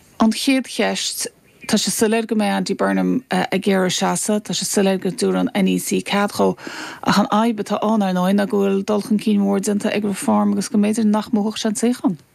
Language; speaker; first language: Irish; native; Irish